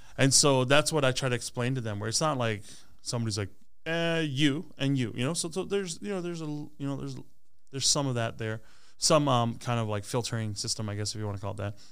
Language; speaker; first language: English; early bilingual, other home language; Hmong